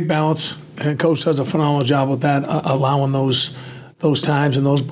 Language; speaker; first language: English; native; English